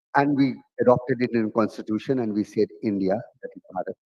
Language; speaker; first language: English; non-native, local second language; Bhojpuri